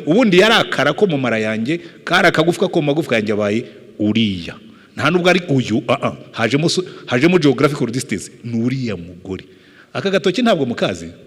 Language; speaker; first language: Kinyarwanda; native; Kinyarwanda